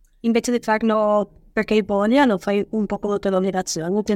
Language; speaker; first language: Italian; non-native, learner; Spanish